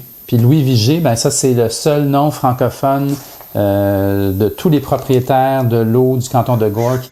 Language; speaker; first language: French; native; French